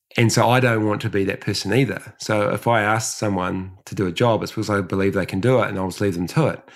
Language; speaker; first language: English; early bilingual, other home language; Samoan